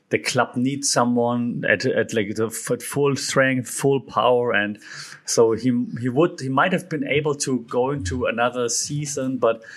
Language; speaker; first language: English; non-native, fluent; German